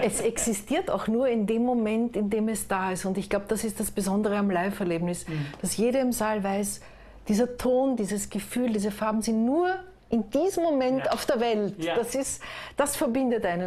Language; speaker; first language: German; native; German